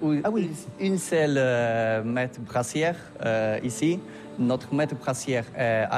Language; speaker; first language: French; non-native, learner; Polish